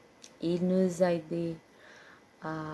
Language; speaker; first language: French; non-native, learner; Portuguese